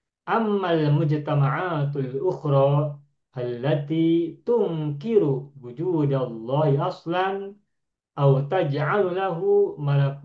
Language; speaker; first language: Arabic; non-native, fluent; Indonesian